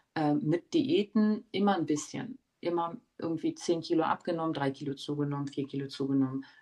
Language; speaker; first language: German; early bilingual, other home language; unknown